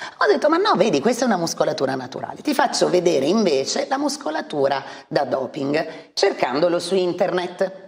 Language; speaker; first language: Italian; native; Italian